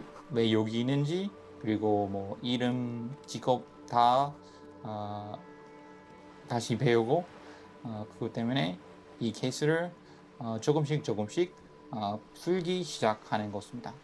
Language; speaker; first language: Korean; non-native, fluent; English